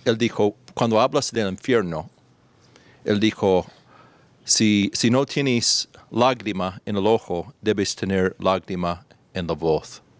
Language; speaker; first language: Spanish; non-native, fluent; English